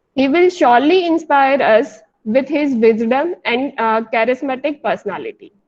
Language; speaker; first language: English; non-native, local second language; Gujarati